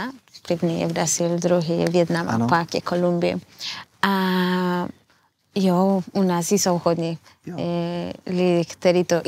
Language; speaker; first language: Czech; non-native, fluent; Spanish